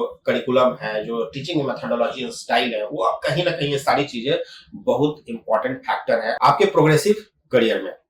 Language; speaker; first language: Hindi; native; Hindi